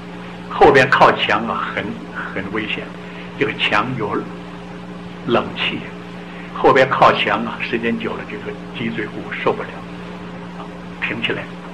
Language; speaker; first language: Chinese; native; Chinese